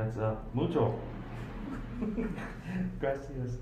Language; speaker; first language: Spanish; non-native, learner; English